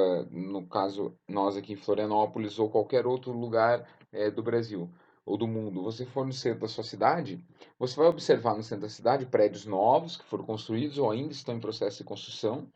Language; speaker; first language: Portuguese; native; Portuguese